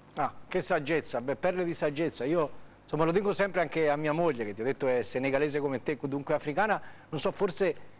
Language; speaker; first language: Italian; native; Italian